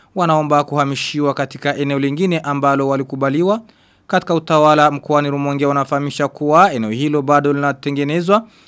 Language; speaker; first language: Swahili; non-native, local second language; Rundi